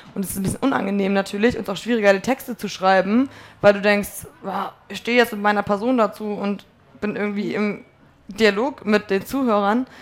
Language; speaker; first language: German; early bilingual, other home language; Polish